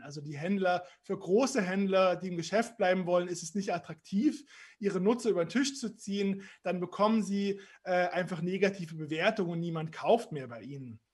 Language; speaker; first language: German; native; German